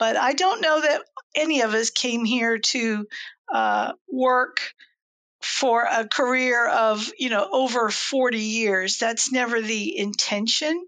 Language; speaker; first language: English; native; English